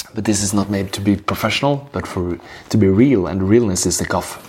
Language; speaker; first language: English; non-native, fluent; Norwegian